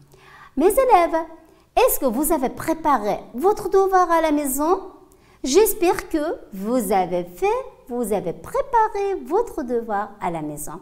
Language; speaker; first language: French; non-native, fluent; Uzbek